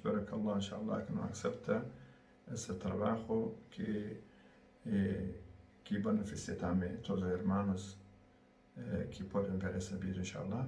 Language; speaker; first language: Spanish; non-native, learner; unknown